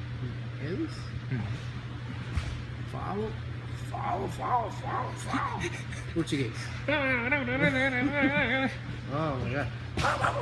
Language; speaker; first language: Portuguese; non-native, learner; English